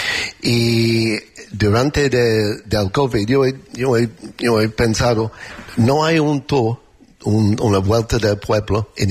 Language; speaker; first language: Spanish; non-native, learner; English